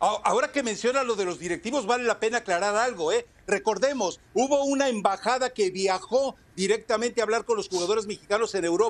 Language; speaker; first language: Spanish; native; Spanish